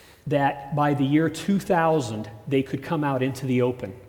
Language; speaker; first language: English; early bilingual, other home language; German